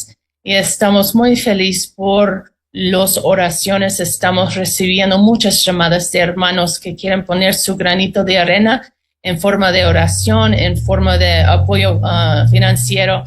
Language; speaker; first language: Spanish; non-native, fluent; English